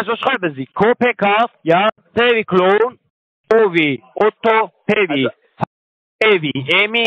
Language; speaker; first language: German; non-native, learner; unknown